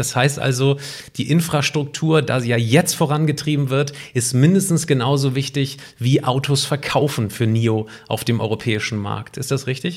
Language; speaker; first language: German; native; German